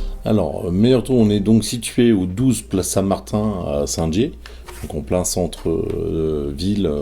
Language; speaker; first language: French; native; French